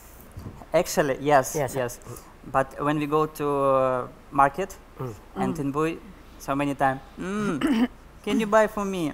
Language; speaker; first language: English; non-native, learner; Russian